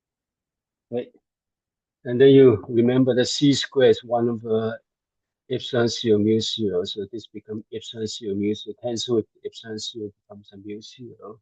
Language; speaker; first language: English; non-native, fluent; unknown